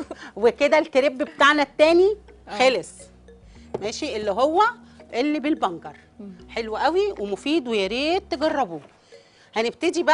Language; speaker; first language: Arabic; native; Arabic